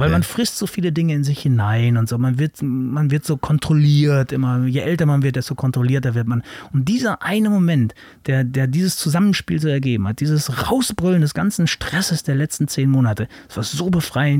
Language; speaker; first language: German; native; German